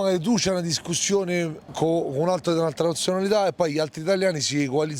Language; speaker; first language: Italian; native; Italian